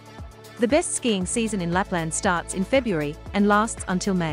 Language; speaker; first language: English; native; English